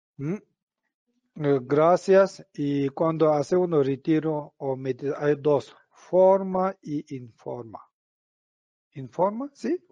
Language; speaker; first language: Spanish; non-native, learner; Tibetan